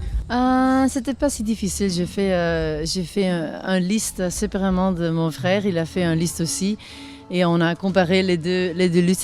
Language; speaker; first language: French; non-native, local second language; Dutch